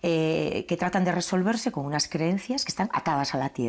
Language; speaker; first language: Spanish; native; Spanish